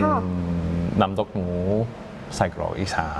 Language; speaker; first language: Thai; non-native, fluent; English